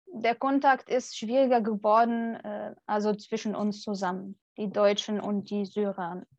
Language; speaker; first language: German; non-native, fluent; Arabic